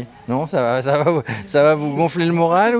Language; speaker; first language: French; native; French